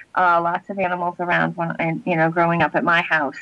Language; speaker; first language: English; native; English